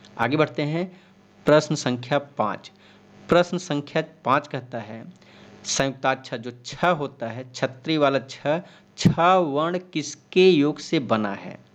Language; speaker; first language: Hindi; native; Hindi